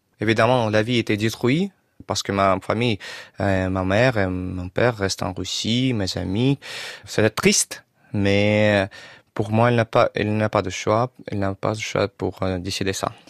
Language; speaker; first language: French; non-native, learner; Russian